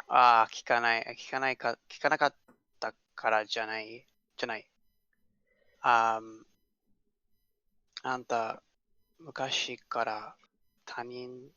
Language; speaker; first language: Japanese; non-native, learner; English